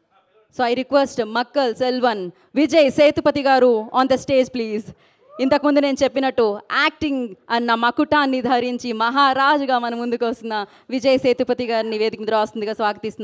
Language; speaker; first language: Telugu; native; Telugu